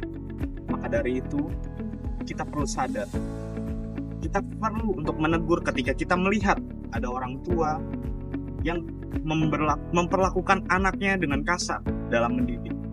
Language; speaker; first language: Indonesian; native; Indonesian